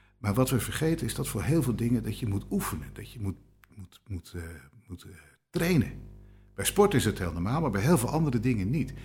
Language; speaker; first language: Dutch; native; Dutch